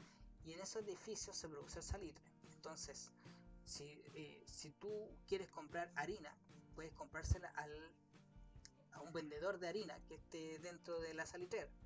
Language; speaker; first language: Spanish; native; Spanish